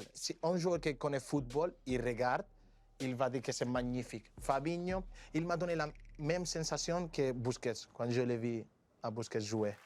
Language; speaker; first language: French; non-native, learner; Spanish